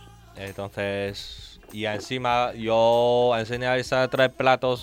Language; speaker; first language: Spanish; non-native, learner; Chinese